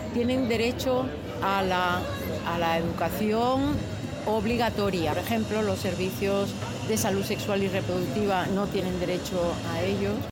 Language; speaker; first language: Spanish; native; Spanish